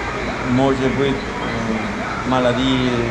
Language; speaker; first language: Russian; non-native, learner; Spanish